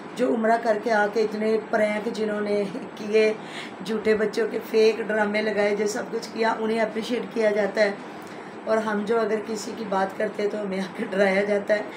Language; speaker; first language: Urdu; non-native, local second language; Punjabi